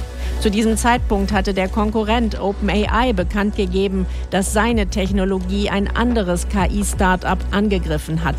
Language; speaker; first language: German; native; German